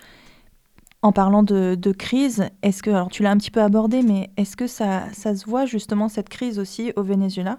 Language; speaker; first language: French; native; French